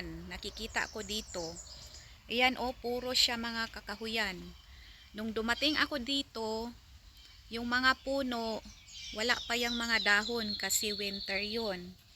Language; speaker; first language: Filipino; native; Filipino